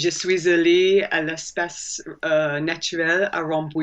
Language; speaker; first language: French; non-native, learner; English